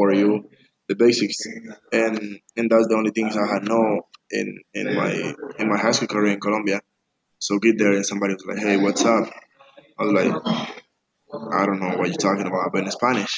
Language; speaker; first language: English; non-native, fluent; Spanish